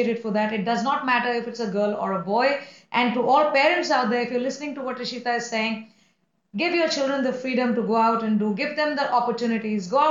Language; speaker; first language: English; non-native, local second language; Hindi